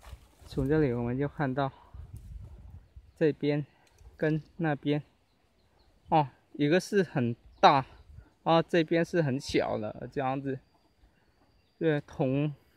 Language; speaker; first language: Chinese; early bilingual, heritage; Chinese